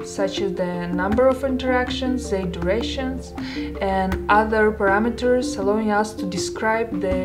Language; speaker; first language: English; non-native, fluent; Russian